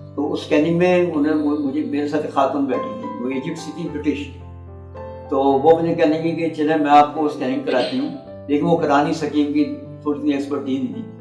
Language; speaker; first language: Urdu; native; Urdu